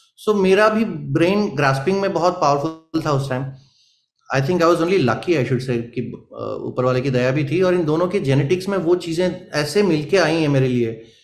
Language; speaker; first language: Hindi; native; Hindi